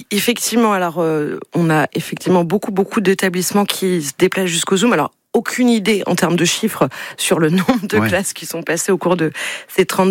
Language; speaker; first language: French; native; French